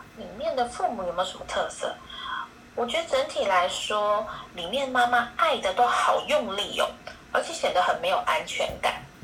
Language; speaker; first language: Chinese; native; Chinese